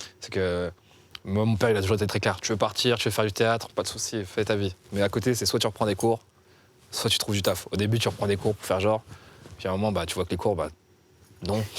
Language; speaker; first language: French; native; French